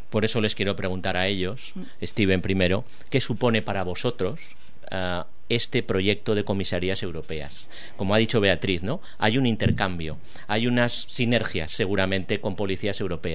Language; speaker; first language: Spanish; native; Spanish